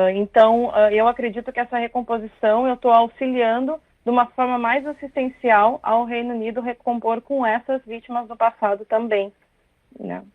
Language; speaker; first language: Portuguese; native; Portuguese